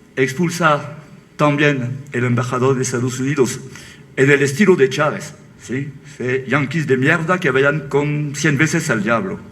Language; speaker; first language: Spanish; non-native, fluent; French